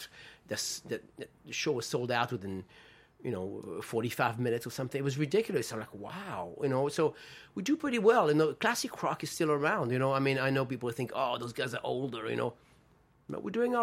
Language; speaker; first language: English; non-native, fluent; French